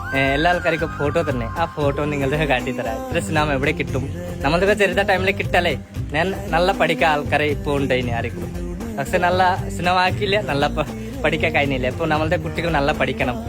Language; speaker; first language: Malayalam; non-native, fluent; Bangla